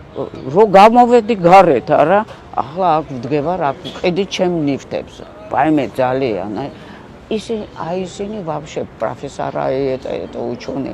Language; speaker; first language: Georgian; non-native, local second language; Russian